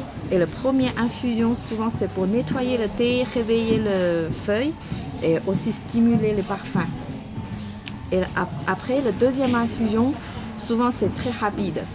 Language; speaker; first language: French; non-native, learner; Chinese